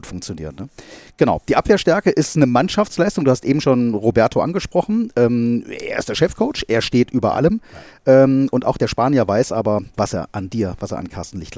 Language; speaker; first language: German; native; German